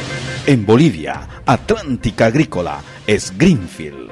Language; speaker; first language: Spanish; native; Spanish